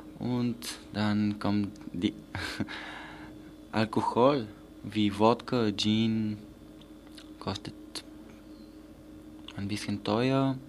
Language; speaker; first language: German; non-native, learner; Bulgarian